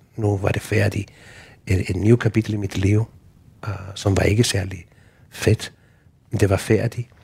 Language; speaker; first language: Danish; non-native, fluent; Spanish